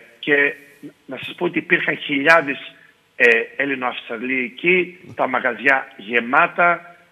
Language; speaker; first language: Greek; early bilingual, heritage; Greek